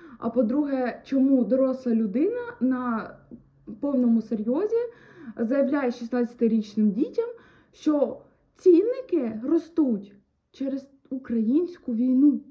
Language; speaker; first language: Ukrainian; native; Ukrainian